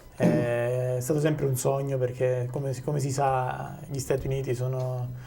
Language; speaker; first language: Italian; native; Italian